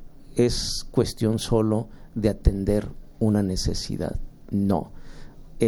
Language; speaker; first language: Spanish; native; Spanish